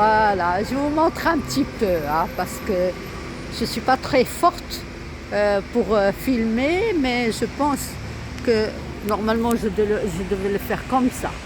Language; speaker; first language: French; non-native, local second language; Arabic